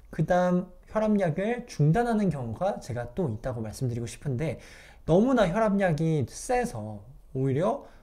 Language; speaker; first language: Korean; native; Korean